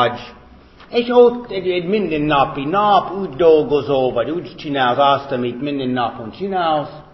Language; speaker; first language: Hungarian; non-native, fluent; English